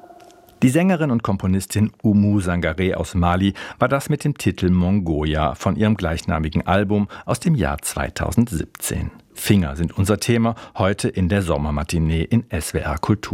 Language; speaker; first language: German; native; German